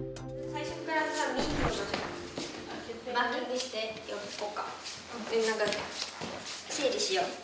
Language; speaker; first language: Japanese; native; Japanese